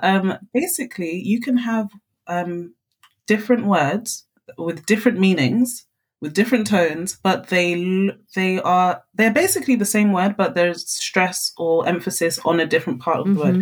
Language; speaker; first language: English; non-native, local second language; Akan